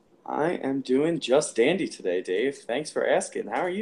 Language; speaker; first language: English; native; English